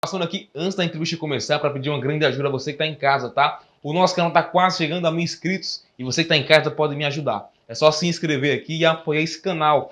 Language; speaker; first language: Portuguese; native; Portuguese